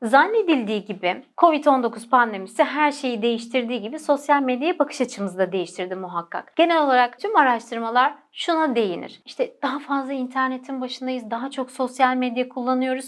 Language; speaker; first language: Turkish; native; Turkish